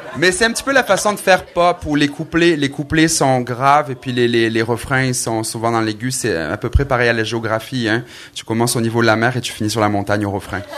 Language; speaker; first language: French; native; French